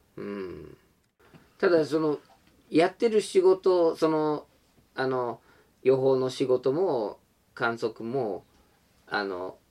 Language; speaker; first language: Japanese; non-native, fluent; English